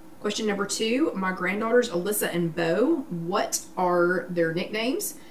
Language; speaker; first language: English; native; English